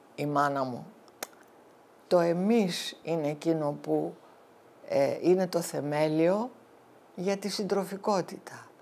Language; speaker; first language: Greek; early bilingual, heritage; Greek